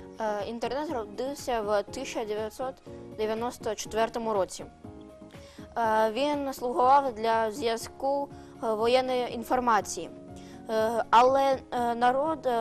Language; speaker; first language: Ukrainian; non-native, local second language; Russian